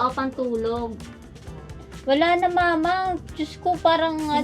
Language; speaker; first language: Filipino; native; Filipino